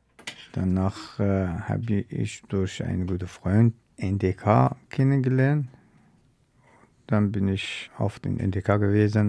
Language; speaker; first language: German; non-native, learner; Persian